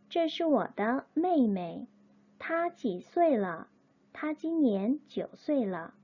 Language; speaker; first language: Chinese; non-native, fluent; Korean